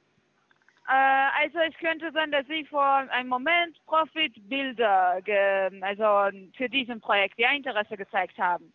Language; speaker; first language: German; non-native, fluent; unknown